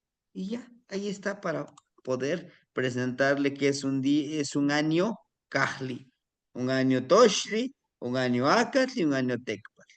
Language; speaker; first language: Spanish; native; Spanish